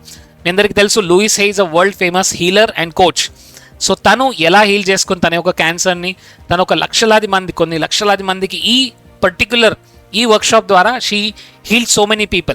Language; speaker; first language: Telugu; native; Telugu